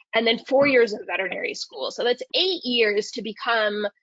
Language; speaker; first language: English; native; English